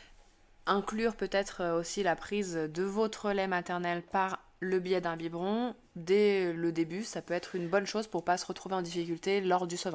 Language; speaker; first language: French; native; French